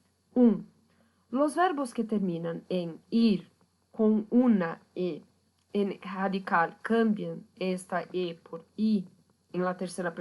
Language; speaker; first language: Spanish; non-native, fluent; Portuguese